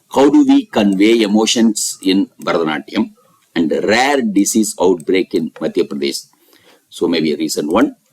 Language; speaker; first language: English; non-native, local second language; Tamil